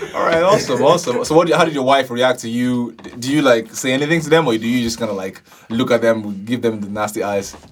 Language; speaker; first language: English; non-native, local second language; Yoruba